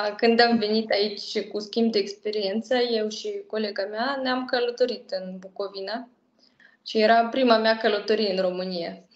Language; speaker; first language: Romanian; non-native, fluent; Russian